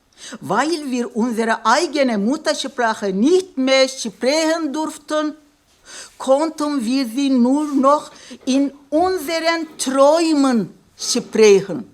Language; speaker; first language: German; non-native, fluent; Kurdish